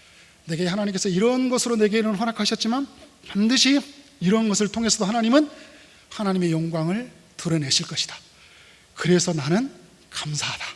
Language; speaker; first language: Korean; native; Korean